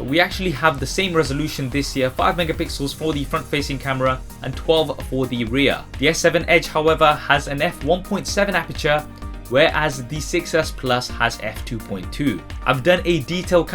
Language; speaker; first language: English; native; English